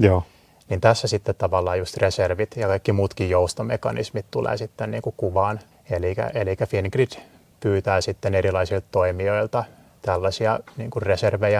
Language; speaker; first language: Finnish; native; Finnish